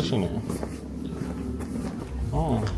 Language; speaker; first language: Japanese; non-native, learner; French